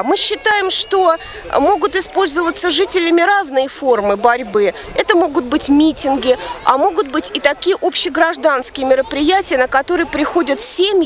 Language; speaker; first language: Russian; native; Russian